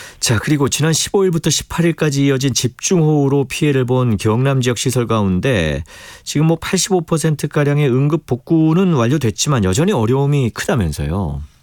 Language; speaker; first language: Korean; native; Korean